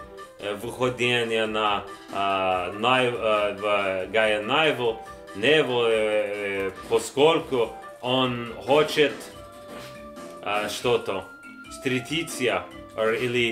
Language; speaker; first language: Russian; non-native, learner; English